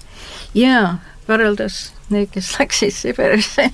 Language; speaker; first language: Estonian; early bilingual, heritage; Estonian